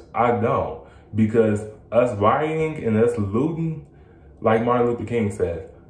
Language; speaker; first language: English; native; English